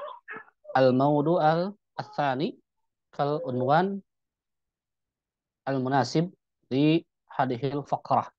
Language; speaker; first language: Arabic; non-native, fluent; Indonesian